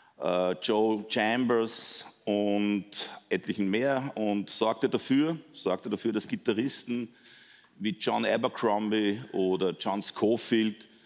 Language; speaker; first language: German; native; German